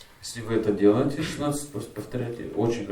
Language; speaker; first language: Russian; native; Russian